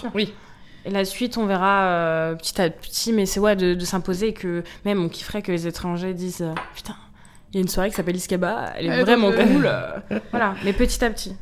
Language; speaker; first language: French; native; French